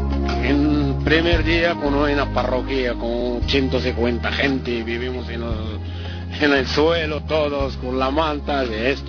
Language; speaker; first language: Spanish; non-native, learner; Arabic